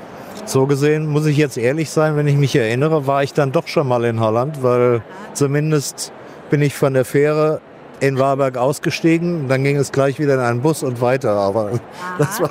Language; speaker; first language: German; native; German